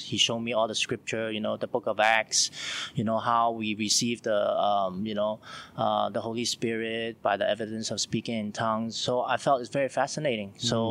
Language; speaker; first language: English; non-native, local second language; Cantonese